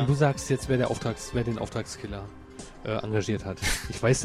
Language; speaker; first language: German; native; German